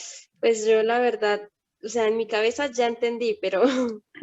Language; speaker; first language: Spanish; native; Spanish